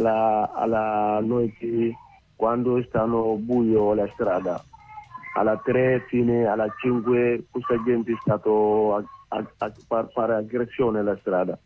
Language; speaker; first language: Italian; non-native, learner; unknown